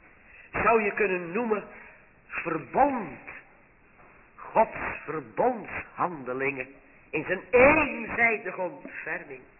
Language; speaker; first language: Dutch; native; Dutch